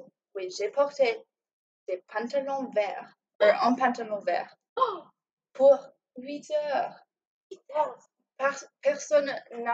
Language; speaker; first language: French; non-native, learner; English